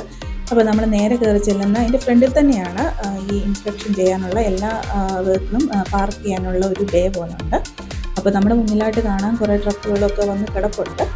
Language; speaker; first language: Malayalam; native; Malayalam